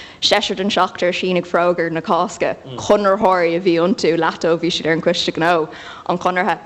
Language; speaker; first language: Irish; native; Irish